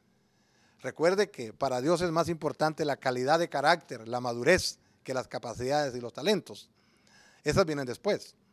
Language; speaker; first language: Spanish; native; Spanish